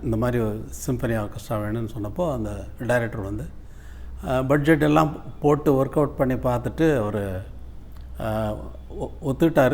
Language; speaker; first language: Tamil; native; Tamil